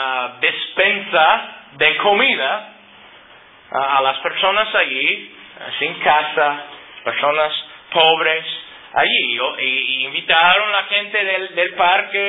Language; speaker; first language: Spanish; non-native, fluent; English